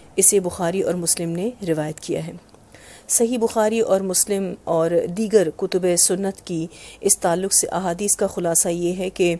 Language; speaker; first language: Urdu; native; Urdu